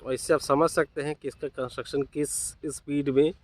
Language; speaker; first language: Hindi; non-native, local second language; Bangla